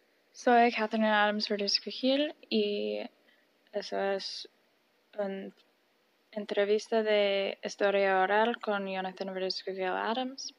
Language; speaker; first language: Spanish; early bilingual, heritage; Spanish